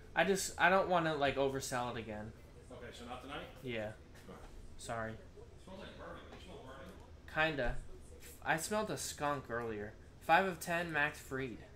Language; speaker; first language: English; native; English